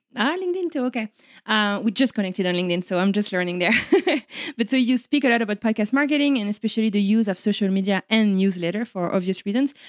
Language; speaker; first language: English; non-native, fluent; French